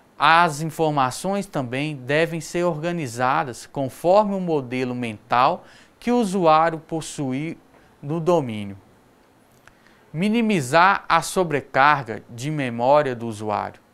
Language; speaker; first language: Portuguese; native; Portuguese